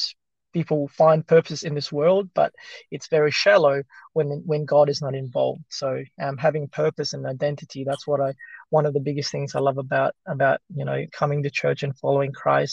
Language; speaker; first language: English; early bilingual, other home language; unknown